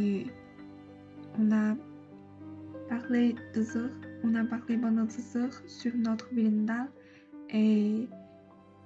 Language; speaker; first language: French; non-native, learner; Chinese